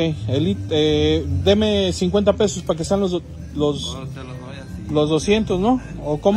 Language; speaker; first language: Spanish; native; Spanish